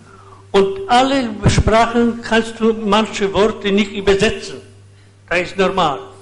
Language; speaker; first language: German; non-native, learner; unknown